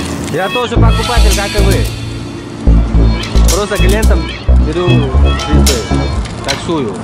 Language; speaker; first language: Russian; non-native, local second language; Uzbek